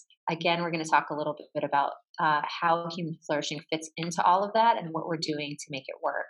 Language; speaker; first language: English; native; English